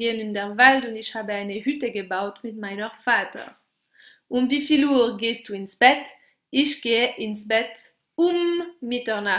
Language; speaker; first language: German; non-native, local second language; French